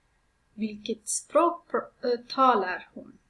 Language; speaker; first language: Swedish; non-native, fluent; Persian